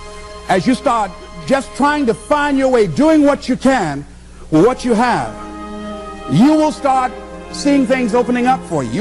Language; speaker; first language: English; native; English